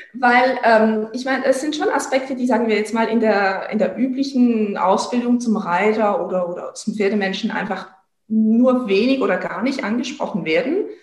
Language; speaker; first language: German; non-native, fluent; French